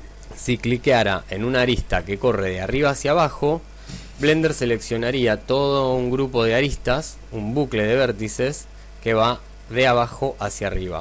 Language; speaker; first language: Spanish; native; Spanish